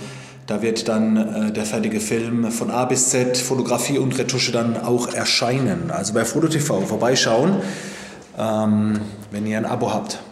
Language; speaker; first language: German; native; German